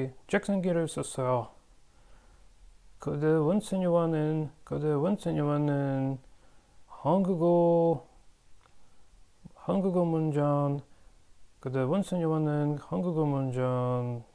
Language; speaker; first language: Korean; non-native, learner; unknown